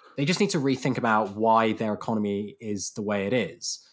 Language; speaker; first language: English; native; English